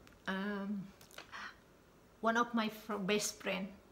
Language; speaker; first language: English; non-native, learner; Sundanese